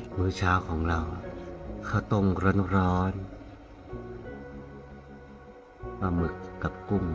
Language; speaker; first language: Thai; native; Thai